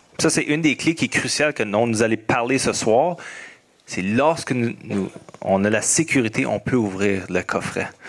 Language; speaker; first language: French; native; French